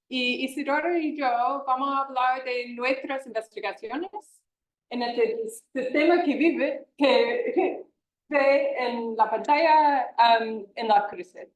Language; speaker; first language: Spanish; non-native, fluent; English